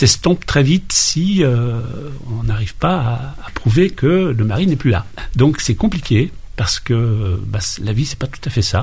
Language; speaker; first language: French; native; French